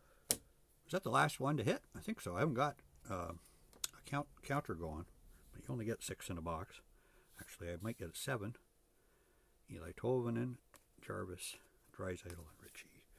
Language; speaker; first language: English; native; English